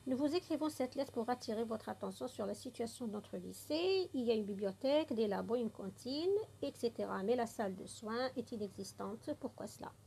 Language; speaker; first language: French; non-native, local second language; Arabic